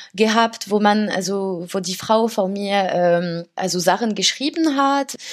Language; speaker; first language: German; non-native, fluent; French